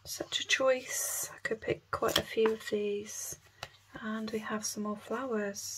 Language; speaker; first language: English; native; English